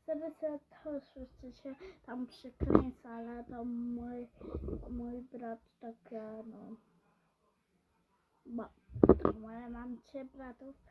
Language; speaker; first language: Polish; early bilingual, heritage; Polish